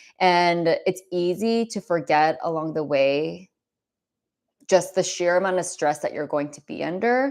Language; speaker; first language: English; native; English